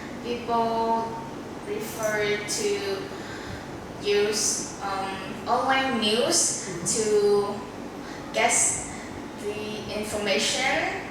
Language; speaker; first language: English; non-native, learner; Vietnamese